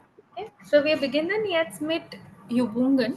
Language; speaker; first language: German; non-native, learner; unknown